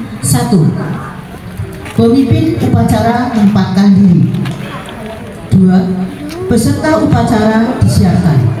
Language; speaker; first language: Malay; non-native, local second language; Javanese